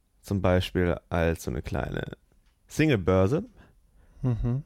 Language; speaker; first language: German; native; German